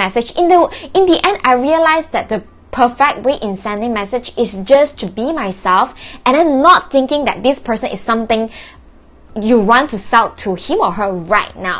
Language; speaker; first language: English; non-native, local second language; Chinese